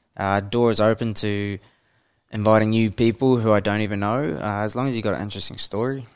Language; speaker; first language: English; native; English